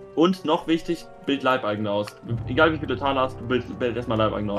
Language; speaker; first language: German; native; German